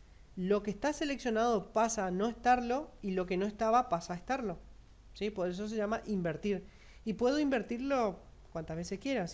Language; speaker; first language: Spanish; native; Spanish